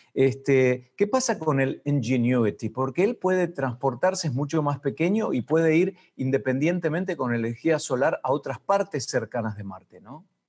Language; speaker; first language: Spanish; native; Spanish